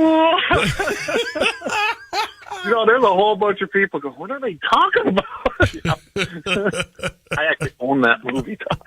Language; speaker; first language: English; native; English